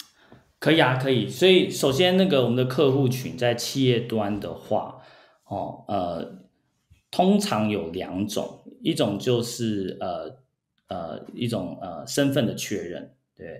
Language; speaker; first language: Chinese; early bilingual, heritage; Chinese